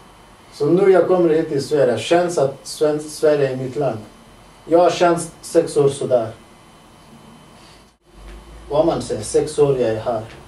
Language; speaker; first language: Swedish; non-native, learner; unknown